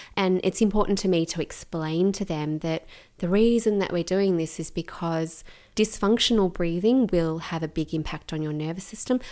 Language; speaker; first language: English; native; English